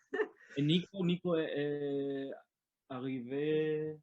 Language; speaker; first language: French; non-native, learner; Spanish